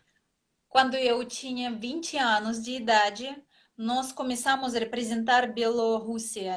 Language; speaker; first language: Portuguese; non-native, fluent; Russian